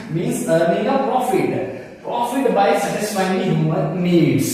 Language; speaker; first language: English; non-native, local second language; Kannada